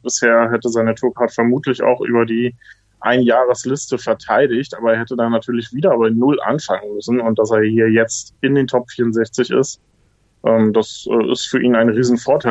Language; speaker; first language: German; native; German